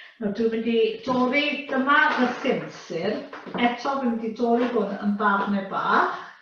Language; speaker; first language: Welsh; native; Welsh